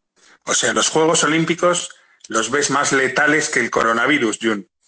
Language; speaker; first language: Spanish; native; Spanish